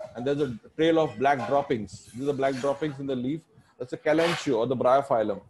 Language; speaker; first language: English; non-native, local second language; Marathi